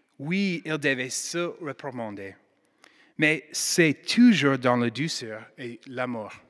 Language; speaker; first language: French; non-native, fluent; English